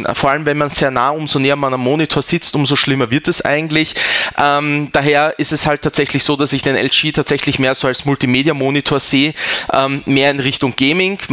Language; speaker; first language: German; native; German